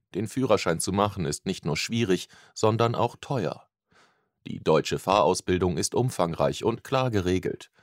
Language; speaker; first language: German; native; German